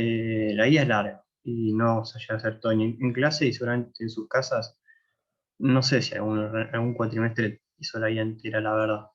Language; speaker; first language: Spanish; native; Spanish